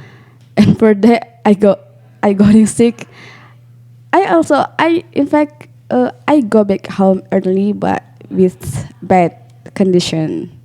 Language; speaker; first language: English; non-native, learner; Indonesian